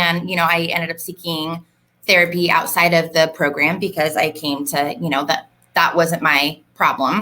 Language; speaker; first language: English; native; English